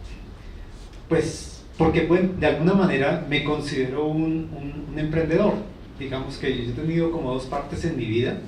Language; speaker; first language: Spanish; native; Spanish